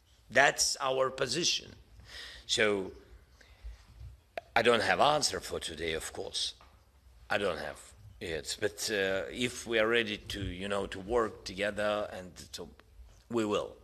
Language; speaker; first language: English; non-native, fluent; Russian